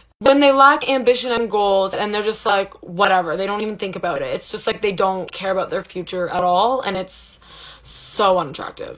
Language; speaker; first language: English; native; English